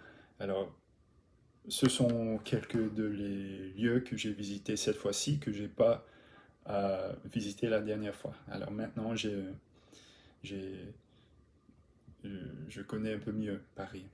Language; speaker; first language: French; non-native, learner; English